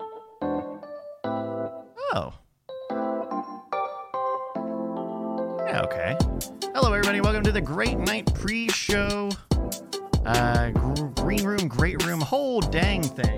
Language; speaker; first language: English; native; English